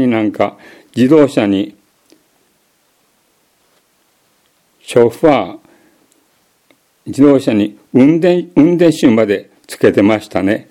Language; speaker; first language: Japanese; native; Japanese